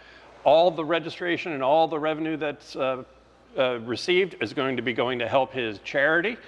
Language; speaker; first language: English; native; English